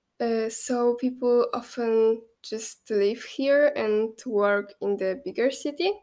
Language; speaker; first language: English; non-native, fluent; Polish